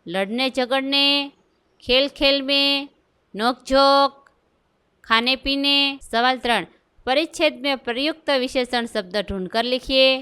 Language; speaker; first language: Hindi; non-native, local second language; Gujarati